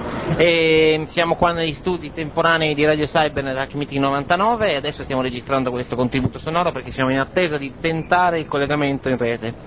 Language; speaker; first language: Italian; native; Italian